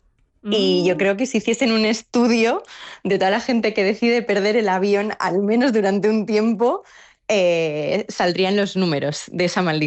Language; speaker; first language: Spanish; native; Spanish